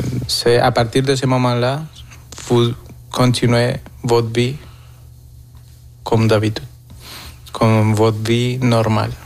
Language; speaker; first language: French; non-native, fluent; Spanish